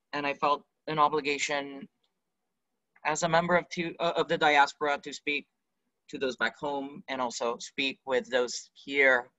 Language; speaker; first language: English; non-native, local second language; Spanish